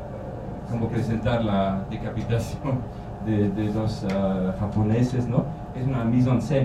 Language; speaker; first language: Spanish; non-native, learner; German